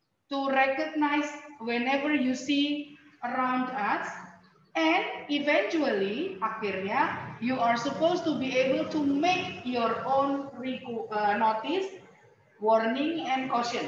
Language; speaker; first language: English; non-native, fluent; Indonesian